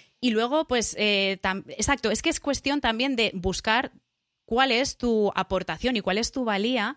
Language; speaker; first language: Spanish; native; Spanish